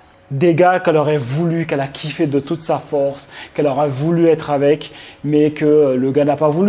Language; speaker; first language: French; native; French